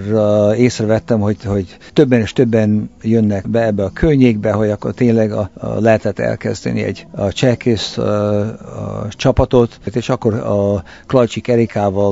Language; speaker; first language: Hungarian; early bilingual, heritage; Hungarian